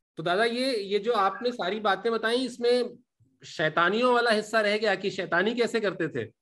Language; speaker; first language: Hindi; native; Hindi